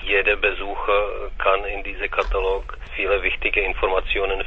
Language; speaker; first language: German; non-native, fluent; Czech